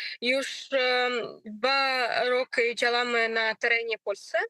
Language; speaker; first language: Polish; non-native, learner; Ukrainian